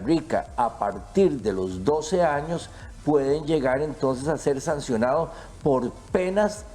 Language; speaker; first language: Spanish; native; Spanish